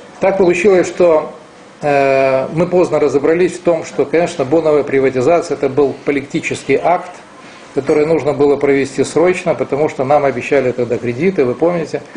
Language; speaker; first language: Russian; non-native, local second language; Romanian